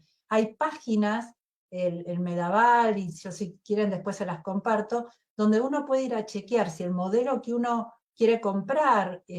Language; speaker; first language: Spanish; native; Spanish